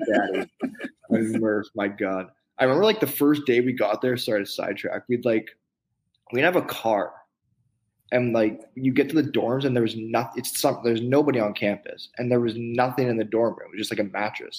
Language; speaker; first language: English; native; English